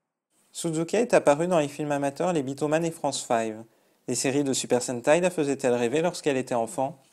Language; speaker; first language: French; native; French